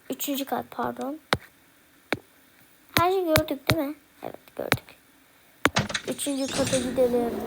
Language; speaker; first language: Turkish; early bilingual, heritage; Turkish